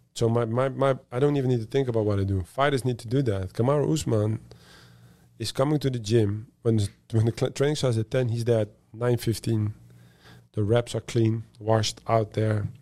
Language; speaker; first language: English; non-native, fluent; Dutch